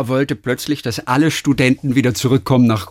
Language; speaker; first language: German; native; German